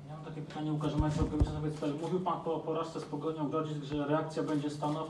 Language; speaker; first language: Polish; native; Polish